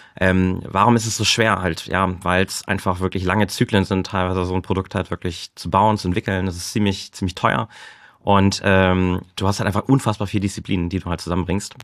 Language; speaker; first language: German; native; German